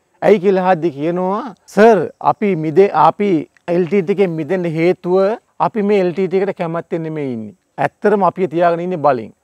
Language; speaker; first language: Sinhala; native; Sinhala